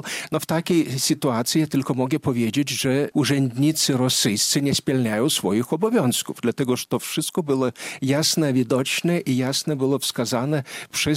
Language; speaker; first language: Polish; non-native, fluent; Lithuanian